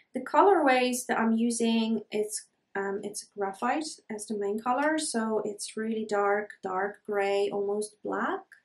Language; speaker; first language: English; non-native, fluent; Polish